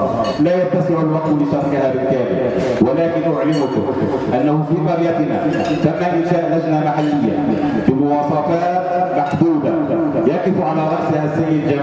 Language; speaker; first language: Arabic; native; Arabic